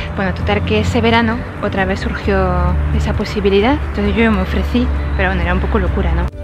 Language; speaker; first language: Spanish; non-native, fluent; French